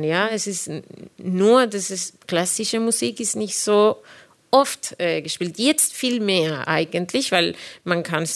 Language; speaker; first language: German; non-native, fluent; Spanish